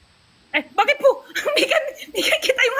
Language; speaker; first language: Filipino; non-native, learner; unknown